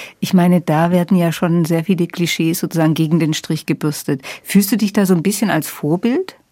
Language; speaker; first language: German; native; German